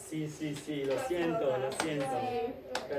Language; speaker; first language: Spanish; non-native, learner; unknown